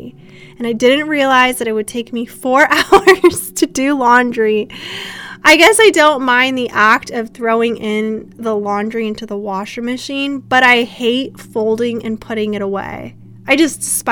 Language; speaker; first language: English; native; English